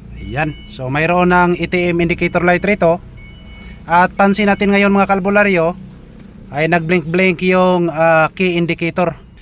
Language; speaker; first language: Filipino; non-native, local second language; Cebuano